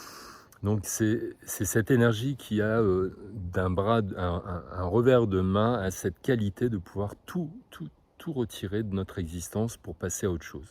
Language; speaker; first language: French; native; French